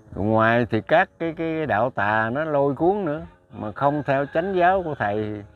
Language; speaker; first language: Vietnamese; native; Vietnamese